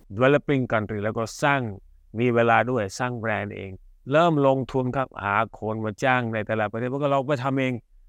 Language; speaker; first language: Thai; early bilingual, other home language; Hindi